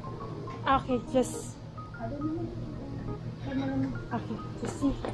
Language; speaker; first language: English; non-native, local second language; Filipino